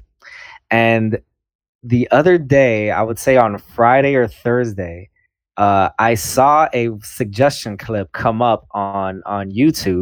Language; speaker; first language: English; native; English